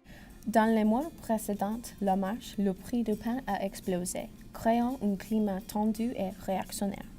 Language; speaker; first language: French; non-native, learner; English